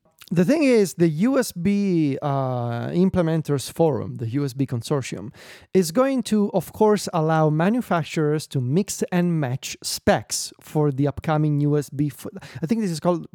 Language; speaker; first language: English; non-native, fluent; Italian